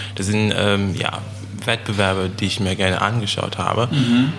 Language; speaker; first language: German; non-native, fluent; French